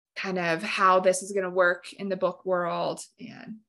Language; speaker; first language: English; native; English